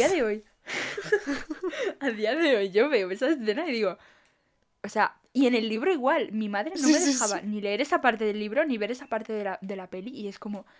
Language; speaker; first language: Spanish; native; Spanish